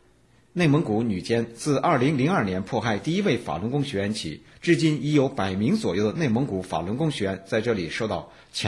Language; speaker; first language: Chinese; native; Chinese